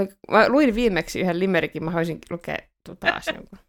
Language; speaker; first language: Finnish; native; Finnish